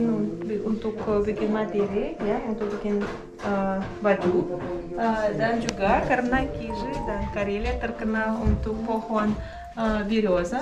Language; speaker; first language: Indonesian; non-native, fluent; Russian